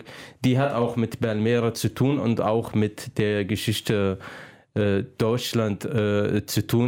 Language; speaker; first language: German; non-native, fluent; Arabic